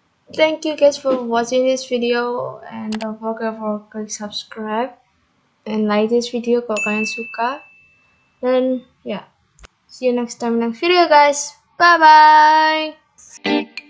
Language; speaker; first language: English; non-native, learner; Indonesian